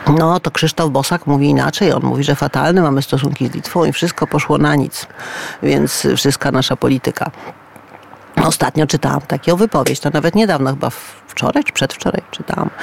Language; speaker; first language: Polish; native; Polish